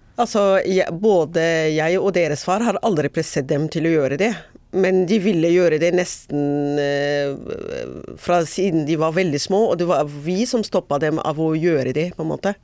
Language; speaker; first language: Norwegian; non-native, fluent; Arabic